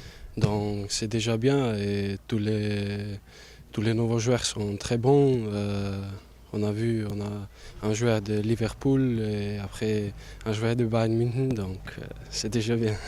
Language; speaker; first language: French; non-native, learner; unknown